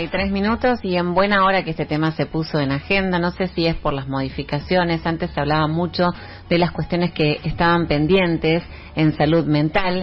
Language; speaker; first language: Spanish; native; Spanish